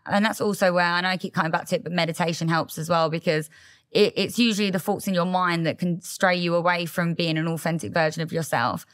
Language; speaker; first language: English; native; English